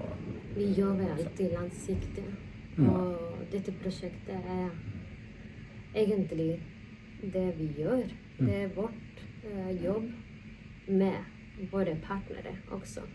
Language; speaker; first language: Norwegian; non-native, fluent; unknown